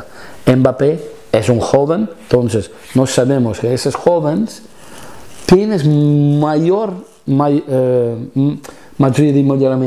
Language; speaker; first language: Spanish; non-native, fluent; Italian